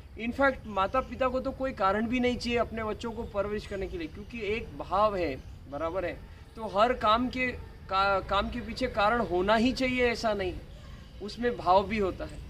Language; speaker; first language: Hindi; non-native, local second language; Marathi